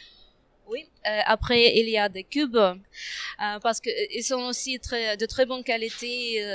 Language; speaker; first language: French; non-native, fluent; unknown